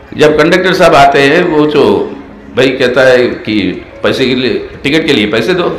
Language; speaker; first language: Hindi; non-native, local second language; Telugu